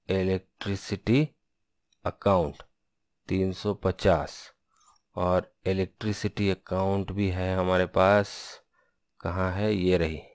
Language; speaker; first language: Hindi; non-native, local second language; Bangla